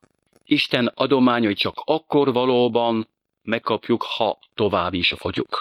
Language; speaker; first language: Hungarian; non-native, fluent; French